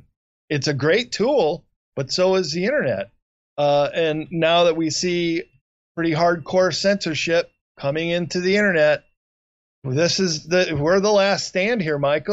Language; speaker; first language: English; native; English